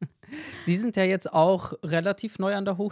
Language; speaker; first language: German; native; German